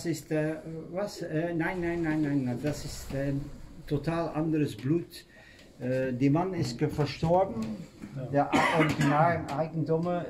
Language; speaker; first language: German; non-native, learner; Dutch